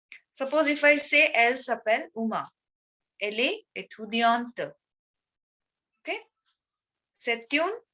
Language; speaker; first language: French; non-native, fluent; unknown